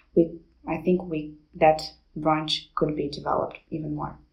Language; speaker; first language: English; non-native, fluent; Romanian